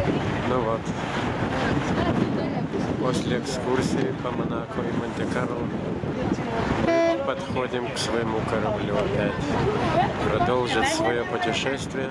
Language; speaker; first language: Russian; non-native, fluent; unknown